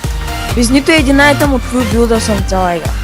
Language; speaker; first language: Bulgarian; native; Bulgarian